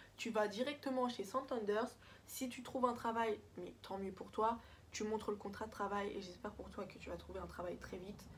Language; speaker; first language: French; early bilingual, other home language; Portuguese